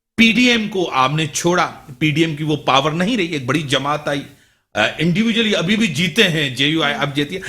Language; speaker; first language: Urdu; native; Urdu